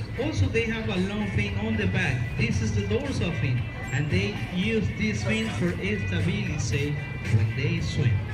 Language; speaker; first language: English; non-native, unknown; Spanish